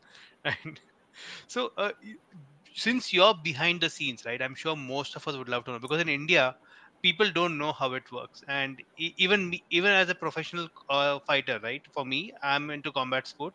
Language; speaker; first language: English; non-native, local second language; Hindi